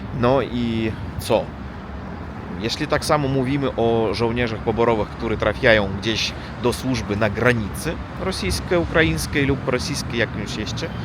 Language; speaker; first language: Polish; non-native, learner; Russian